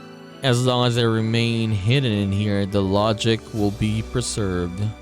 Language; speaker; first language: English; native; English